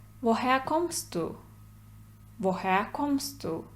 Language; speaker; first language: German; non-native, fluent; Turkish